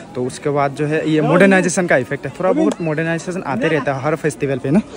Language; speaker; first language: Hindi; non-native, local second language; Chakma